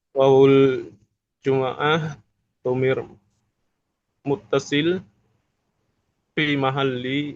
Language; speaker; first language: Arabic; non-native, learner; Indonesian